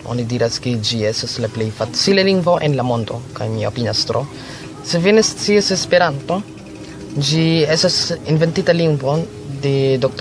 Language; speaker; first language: Dutch; non-native, learner; Filipino